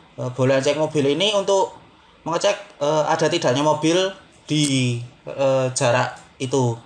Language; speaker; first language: Indonesian; native; Indonesian